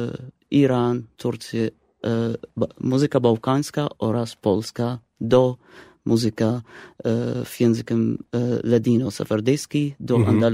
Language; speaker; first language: Polish; non-native, fluent; Arabic